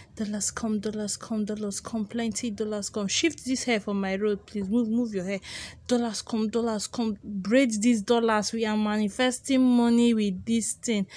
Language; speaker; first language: English; non-native, local second language; Igbo